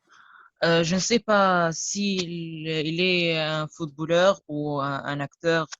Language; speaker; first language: French; non-native, learner; Arabic